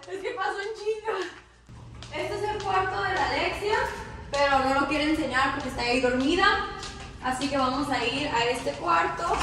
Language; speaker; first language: Spanish; early bilingual, heritage; Spanish